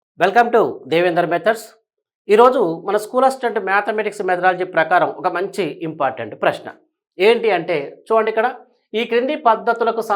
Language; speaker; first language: Telugu; native; Telugu